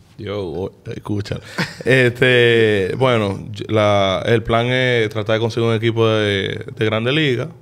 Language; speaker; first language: Spanish; early bilingual, heritage; Spanish